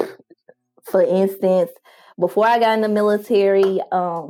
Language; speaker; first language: English; native; English